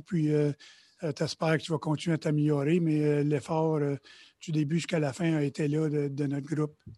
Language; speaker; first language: French; native; French